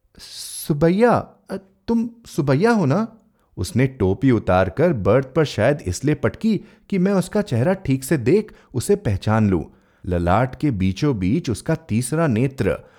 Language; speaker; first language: Hindi; native; Hindi